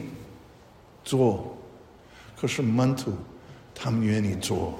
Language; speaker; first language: Chinese; non-native, fluent; English